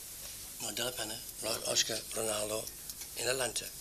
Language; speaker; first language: Spanish; non-native, learner; English